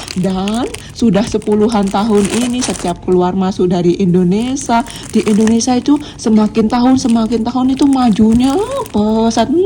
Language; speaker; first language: Indonesian; native; Indonesian